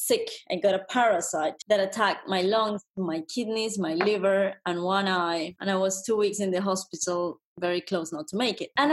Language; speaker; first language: English; non-native, fluent; Spanish